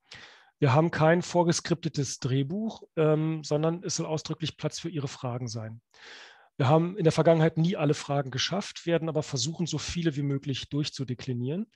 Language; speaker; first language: German; native; German